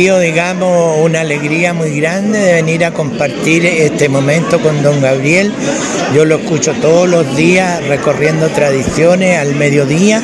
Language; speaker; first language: Spanish; native; Spanish